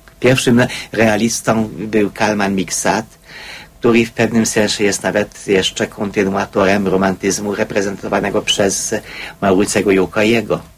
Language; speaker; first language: Polish; non-native, fluent; Hungarian